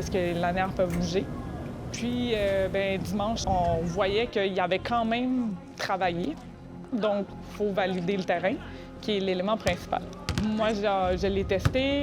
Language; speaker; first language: French; native; French